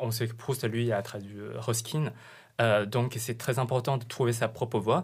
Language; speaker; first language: French; non-native, fluent; Chinese